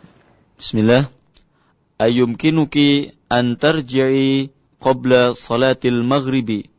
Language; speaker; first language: Arabic; non-native, learner; Indonesian